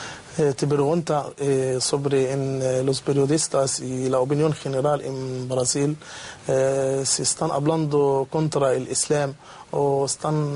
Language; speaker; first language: Spanish; non-native, learner; Arabic